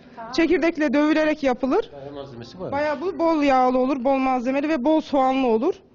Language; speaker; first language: Turkish; native; Turkish